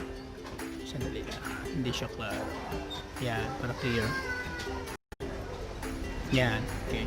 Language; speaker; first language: Filipino; native; Filipino